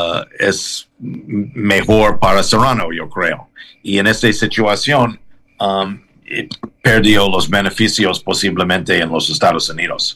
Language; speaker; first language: Spanish; non-native, learner; English